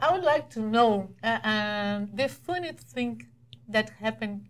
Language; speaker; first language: English; non-native, learner; Portuguese